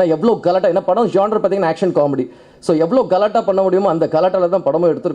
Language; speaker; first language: Tamil; native; Tamil